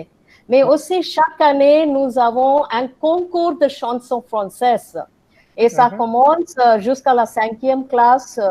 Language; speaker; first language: French; non-native, fluent; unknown